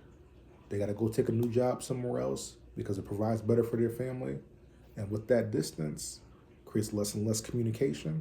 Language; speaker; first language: English; native; English